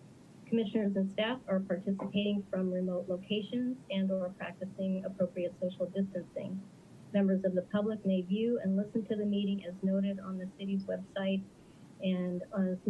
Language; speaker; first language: English; native; English